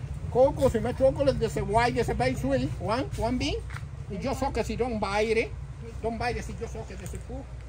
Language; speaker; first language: English; non-native, learner; Spanish